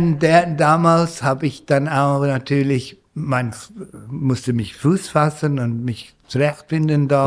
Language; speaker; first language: German; non-native, fluent; English